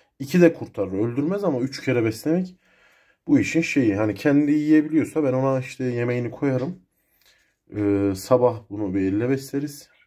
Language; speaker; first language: Turkish; native; Turkish